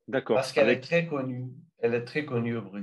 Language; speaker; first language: French; non-native, learner; Portuguese